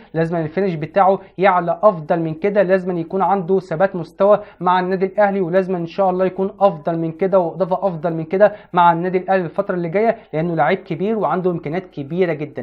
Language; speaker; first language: Arabic; native; Arabic